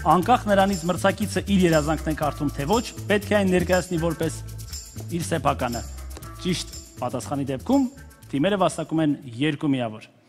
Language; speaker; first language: Armenian; native; Armenian